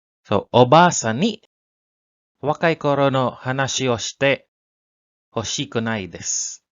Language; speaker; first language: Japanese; non-native, learner; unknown